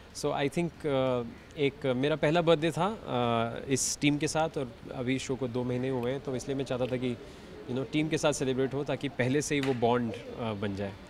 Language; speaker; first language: Hindi; native; Hindi